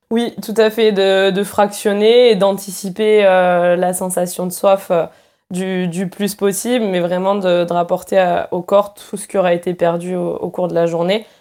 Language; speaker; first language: French; native; French